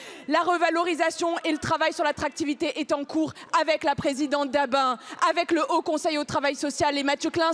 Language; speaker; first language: French; native; French